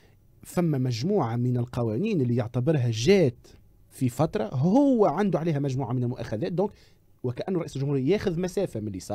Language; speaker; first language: Arabic; native; Arabic